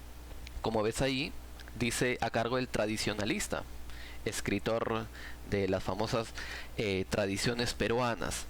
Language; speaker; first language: Spanish; native; Spanish